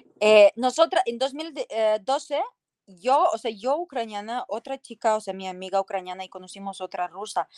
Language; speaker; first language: Spanish; non-native, fluent; Ukrainian